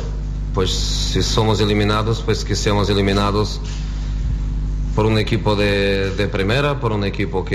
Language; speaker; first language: Spanish; non-native, fluent; Portuguese